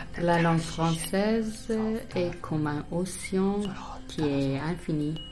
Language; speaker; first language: French; non-native, learner; Persian